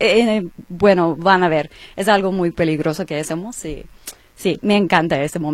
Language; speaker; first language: Spanish; non-native, learner; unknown